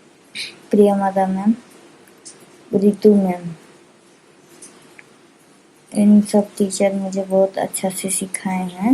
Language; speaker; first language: Hindi; non-native, local second language; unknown